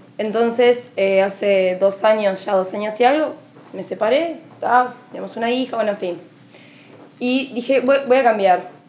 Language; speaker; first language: Spanish; native; Spanish